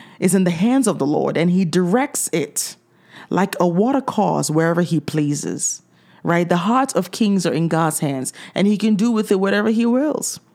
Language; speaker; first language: English; native; English